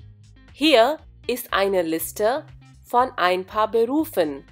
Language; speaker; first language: German; non-native, fluent; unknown